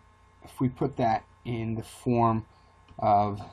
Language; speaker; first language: English; native; English